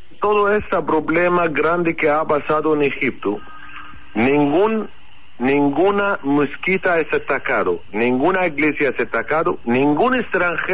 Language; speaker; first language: Spanish; non-native, learner; Arabic